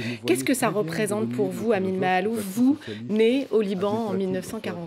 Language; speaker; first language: French; native; French